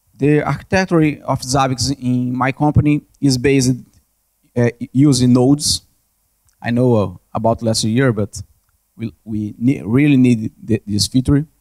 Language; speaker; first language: English; non-native, learner; Portuguese